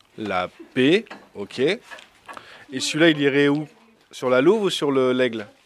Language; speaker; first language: French; native; French